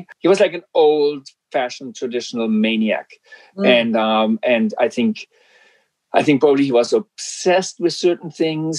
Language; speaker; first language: English; non-native, fluent; German